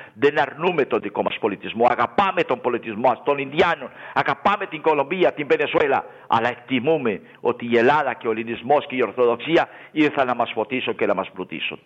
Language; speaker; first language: Greek; non-native, fluent; Spanish